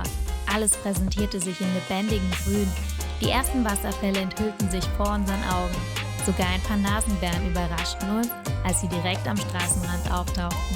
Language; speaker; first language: German; native; German